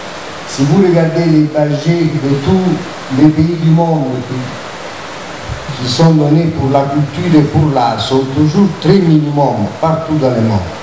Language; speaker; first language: French; non-native, fluent; Italian